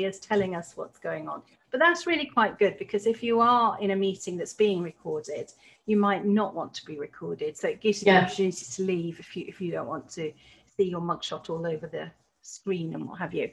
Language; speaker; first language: English; native; English